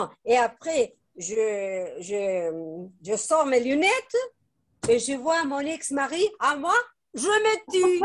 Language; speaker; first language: French; non-native, fluent; Spanish